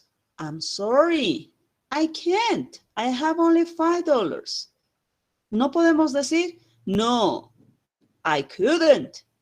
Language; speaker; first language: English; non-native, fluent; Spanish